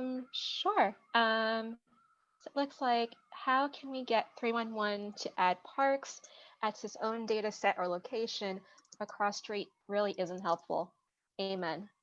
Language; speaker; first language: English; native; English